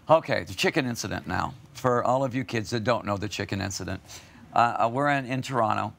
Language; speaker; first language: English; native; English